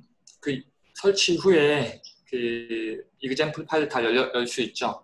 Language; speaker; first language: Korean; native; Korean